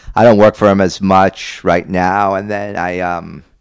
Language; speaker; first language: English; early bilingual, other home language; Spanish